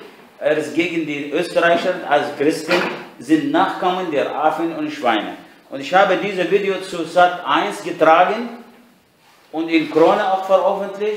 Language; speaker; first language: German; non-native, fluent; Arabic